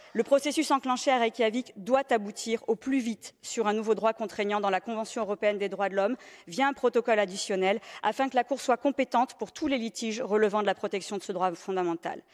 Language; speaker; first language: French; native; French